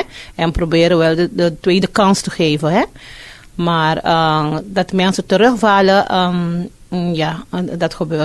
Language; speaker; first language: Dutch; non-native, fluent; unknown